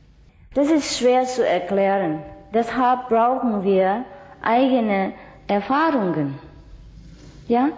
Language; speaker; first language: German; non-native, learner; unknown